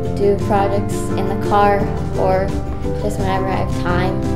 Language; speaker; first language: English; native; English